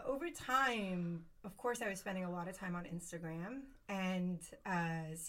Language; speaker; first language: English; native; English